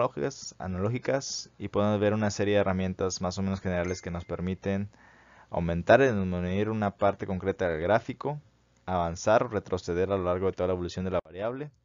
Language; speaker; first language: Spanish; native; Spanish